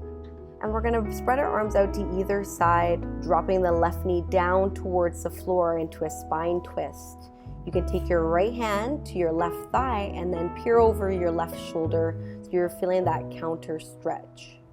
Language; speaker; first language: English; native; English